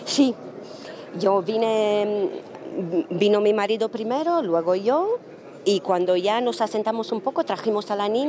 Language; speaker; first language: Spanish; non-native, fluent; Romanian